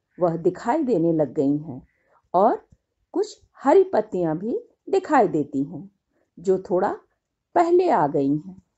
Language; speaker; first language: Hindi; native; Hindi